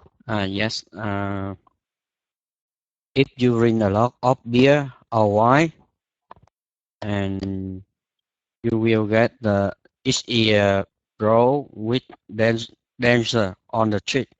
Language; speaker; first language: English; non-native, learner; Vietnamese